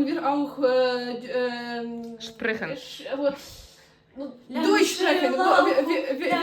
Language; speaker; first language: German; non-native, learner; Ukrainian